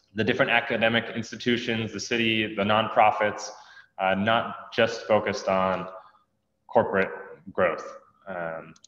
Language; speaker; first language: English; native; English